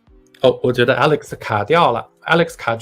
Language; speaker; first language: Chinese; non-native, fluent; English